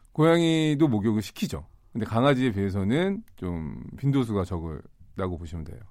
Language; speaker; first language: Korean; native; Korean